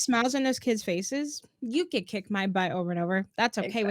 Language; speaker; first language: English; native; English